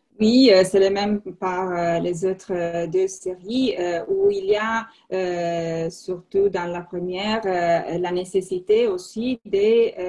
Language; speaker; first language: French; non-native, learner; Italian